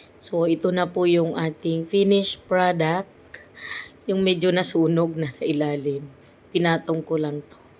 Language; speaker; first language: Filipino; native; Filipino